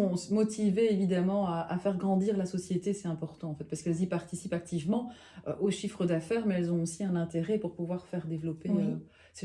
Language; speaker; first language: French; native; French